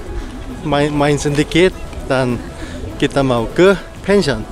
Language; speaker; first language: Indonesian; non-native, learner; Korean